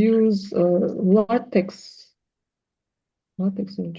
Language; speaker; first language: English; non-native, learner; Russian